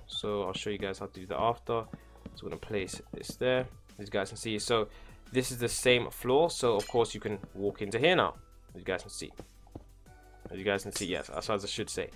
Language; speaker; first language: English; native; English